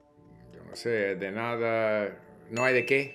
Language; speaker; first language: Spanish; non-native, fluent; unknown